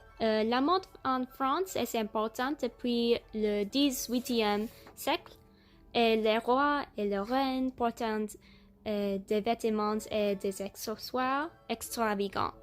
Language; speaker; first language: French; non-native, learner; English